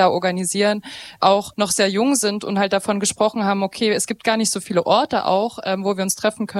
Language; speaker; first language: German; native; German